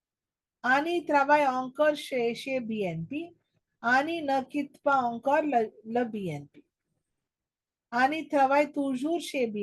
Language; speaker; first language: French; non-native, learner; Telugu